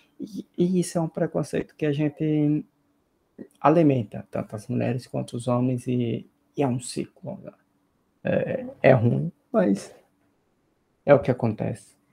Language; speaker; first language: Portuguese; native; Portuguese